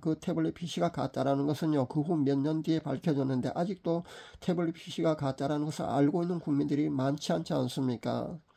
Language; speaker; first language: Korean; native; Korean